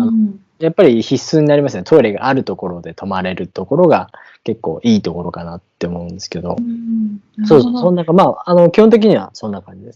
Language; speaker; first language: Japanese; native; Japanese